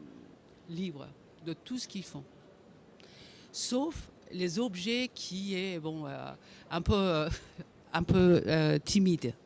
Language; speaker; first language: French; non-native, fluent; Persian